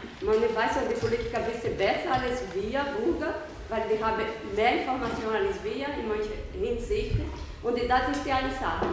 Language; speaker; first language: German; non-native, learner; Portuguese